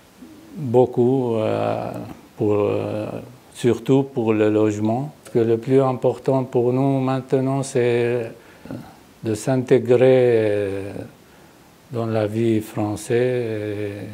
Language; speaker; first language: French; non-native, fluent; Arabic